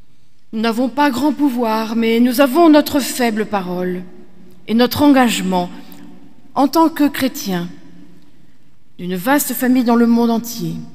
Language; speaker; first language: French; native; French